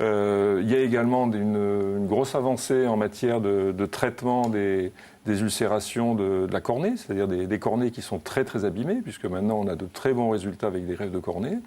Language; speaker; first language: French; native; French